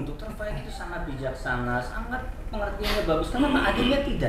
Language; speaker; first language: Indonesian; native; Indonesian